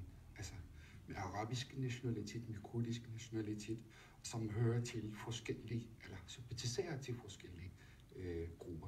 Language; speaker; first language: Danish; non-native, fluent; Turkish